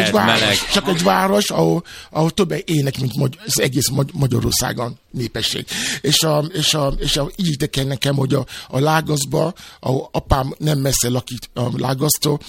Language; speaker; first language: Hungarian; non-native, fluent; Yoruba